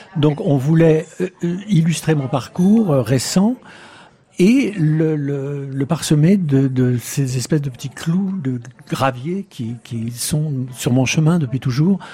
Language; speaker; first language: French; native; French